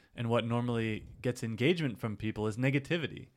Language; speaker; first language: English; native; English